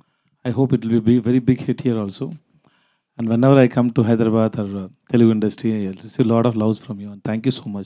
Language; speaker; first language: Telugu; non-native, learner; Tamil